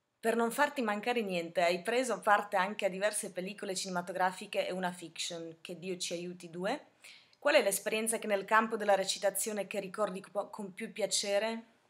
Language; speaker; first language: Italian; non-native, fluent; Slovak